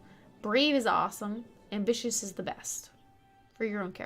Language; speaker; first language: English; native; English